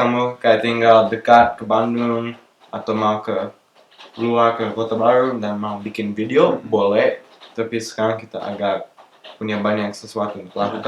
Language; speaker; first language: Indonesian; non-native, local second language; English